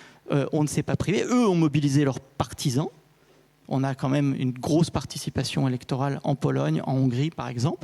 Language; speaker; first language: French; native; French